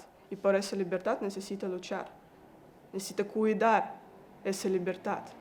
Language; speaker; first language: Spanish; non-native, learner; Russian